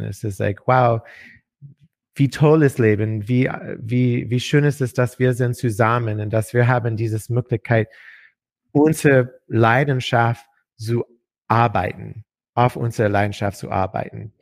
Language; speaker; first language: German; non-native, learner; English